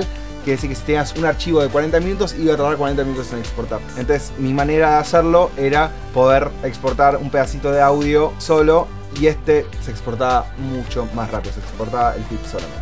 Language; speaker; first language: Spanish; native; Spanish